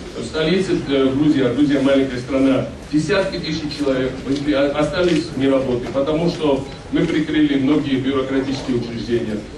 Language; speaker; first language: Russian; non-native, local second language; Georgian